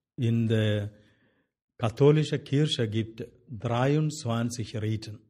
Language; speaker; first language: German; non-native, fluent; Malayalam